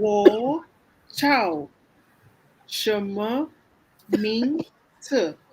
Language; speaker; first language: Chinese; non-native, learner; Filipino